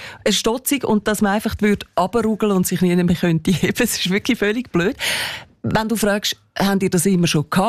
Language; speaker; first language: German; native; German